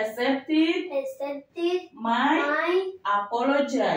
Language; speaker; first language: English; non-native, learner; Indonesian